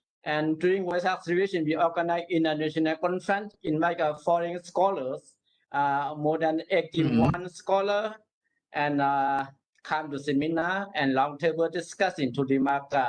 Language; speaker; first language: English; non-native, learner; Burmese